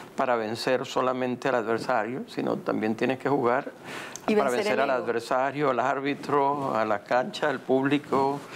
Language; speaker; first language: Spanish; native; Spanish